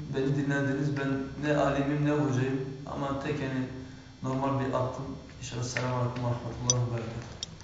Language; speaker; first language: Turkish; early bilingual, heritage; Turkish